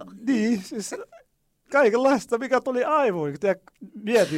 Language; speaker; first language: Finnish; non-native, learner; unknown